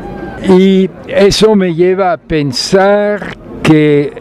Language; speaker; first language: Spanish; non-native, fluent; French